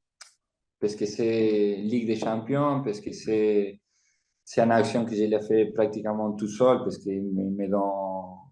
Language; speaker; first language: French; non-native, fluent; Spanish